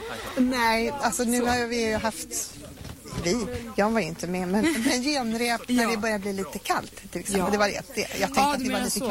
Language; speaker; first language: Swedish; native; Swedish